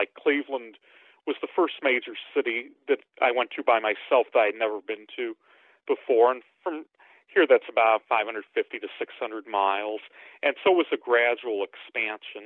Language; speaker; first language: English; native; English